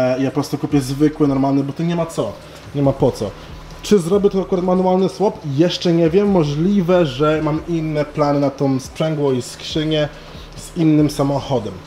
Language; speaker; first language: Polish; early bilingual, other home language; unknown